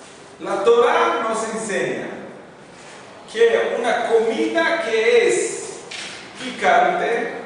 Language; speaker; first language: Spanish; non-native, fluent; Portuguese